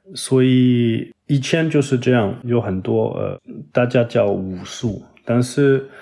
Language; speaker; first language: Chinese; non-native, learner; French